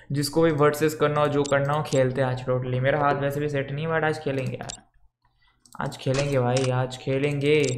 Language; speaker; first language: Hindi; non-native, local second language; Bangla